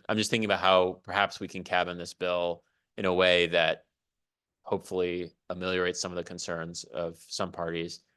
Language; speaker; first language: English; native; English